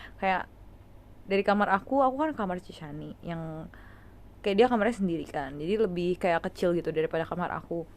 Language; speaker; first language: Indonesian; native; Indonesian